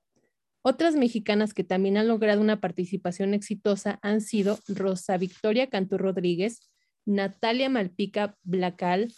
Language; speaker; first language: Spanish; native; Spanish